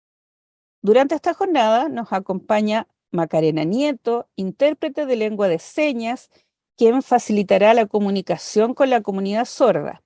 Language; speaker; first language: Spanish; native; Spanish